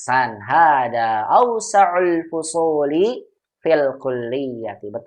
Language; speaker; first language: Arabic; non-native, fluent; Indonesian